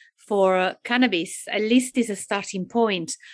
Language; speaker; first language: English; non-native, fluent; Italian